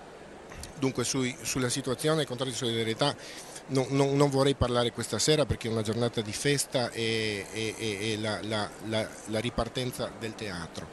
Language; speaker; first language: Italian; native; Italian